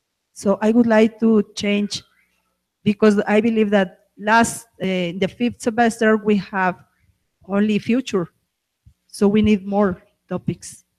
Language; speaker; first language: English; non-native, fluent; Spanish